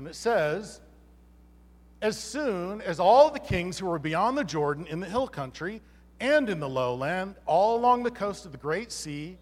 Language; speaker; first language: English; native; English